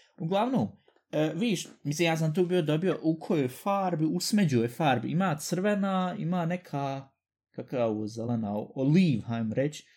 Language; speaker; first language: Bosnian; native; Bosnian